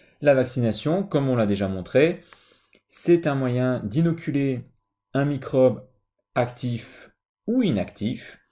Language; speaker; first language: French; native; French